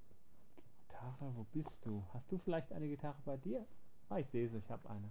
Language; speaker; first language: German; native; German